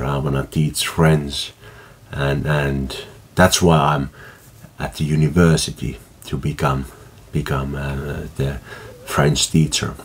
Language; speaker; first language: English; non-native, fluent; Finnish